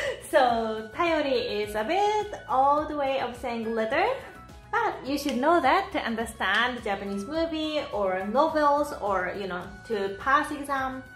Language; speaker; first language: English; non-native, fluent; Japanese